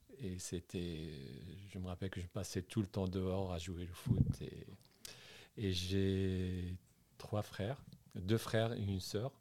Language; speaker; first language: French; non-native, local second language; Arabic